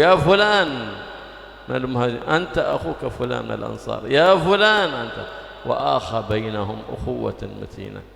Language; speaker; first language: Arabic; native; Arabic